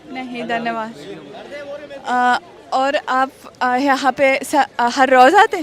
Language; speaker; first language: Hindi; non-native, learner; Russian